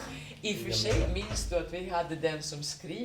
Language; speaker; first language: Swedish; non-native, fluent; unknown